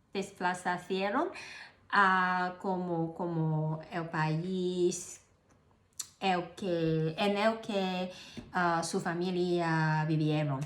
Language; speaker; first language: Spanish; non-native, learner; Cantonese